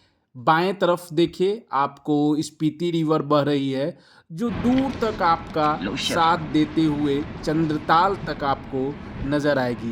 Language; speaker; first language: Hindi; native; Hindi